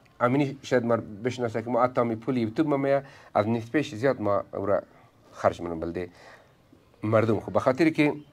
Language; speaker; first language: Persian; native; Persian